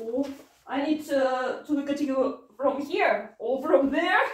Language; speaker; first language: English; non-native, fluent; Russian